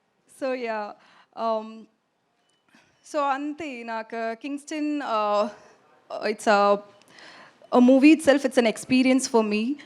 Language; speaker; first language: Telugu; non-native, learner; Tamil